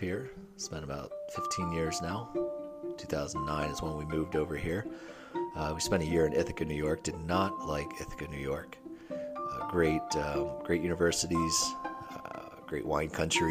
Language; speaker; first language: English; native; English